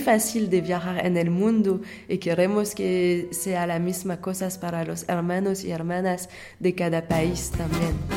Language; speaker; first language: Spanish; non-native, fluent; French